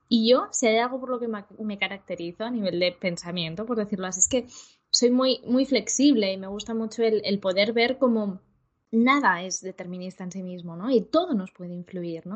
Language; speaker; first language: Spanish; native; Spanish